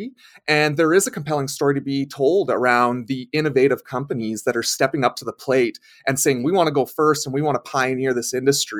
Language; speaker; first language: English; native; English